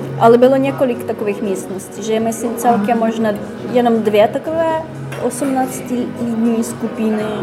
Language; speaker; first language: Czech; non-native, fluent; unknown